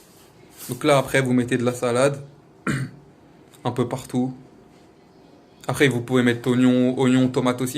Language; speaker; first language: French; native; French